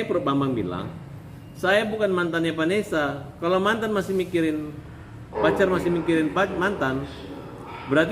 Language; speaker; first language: Indonesian; native; Indonesian